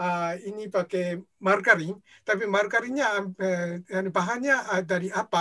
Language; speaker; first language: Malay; non-native, fluent; Japanese